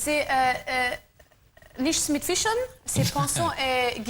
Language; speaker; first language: French; non-native, learner; German